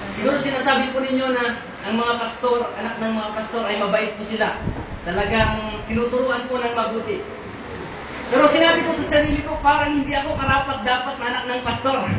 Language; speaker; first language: Filipino; non-native, local second language; Iloko